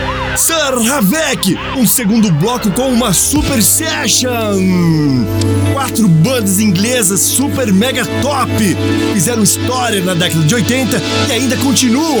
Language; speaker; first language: Portuguese; native; Portuguese